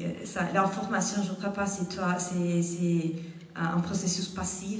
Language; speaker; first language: French; non-native, fluent; Italian